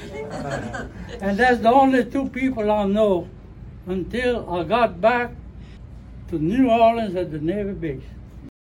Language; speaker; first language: English; early bilingual, other home language; French